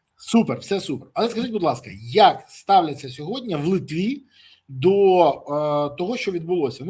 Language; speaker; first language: Ukrainian; native; Ukrainian